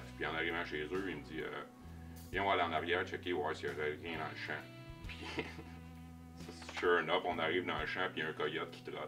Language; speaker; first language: French; native; French